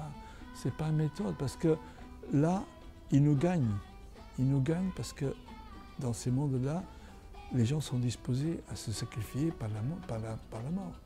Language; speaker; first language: French; non-native, fluent; Catalan